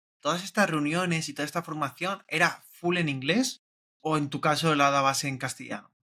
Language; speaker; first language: Spanish; native; Spanish